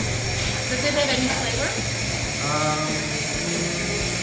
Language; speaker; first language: English; non-native, fluent; Turkish